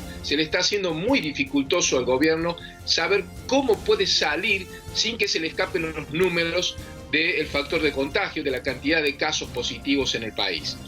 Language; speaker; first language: Spanish; native; Spanish